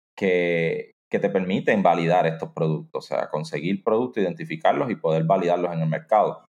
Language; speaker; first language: Spanish; native; Spanish